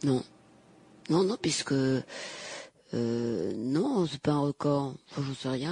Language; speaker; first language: French; native; French